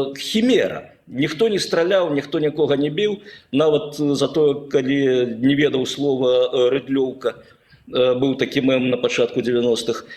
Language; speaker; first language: Belarusian; non-native, local second language; Russian